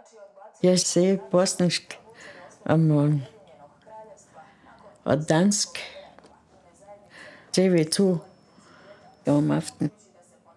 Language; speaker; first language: Danish; non-native, learner; Bosnian